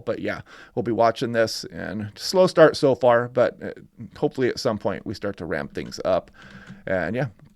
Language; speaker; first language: English; native; English